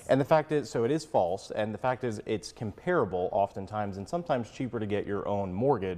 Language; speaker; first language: English; native; English